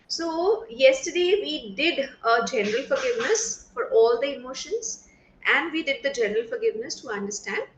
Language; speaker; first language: English; non-native, local second language; Hindi